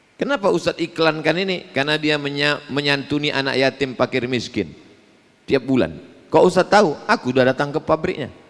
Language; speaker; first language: Malay; native; Malay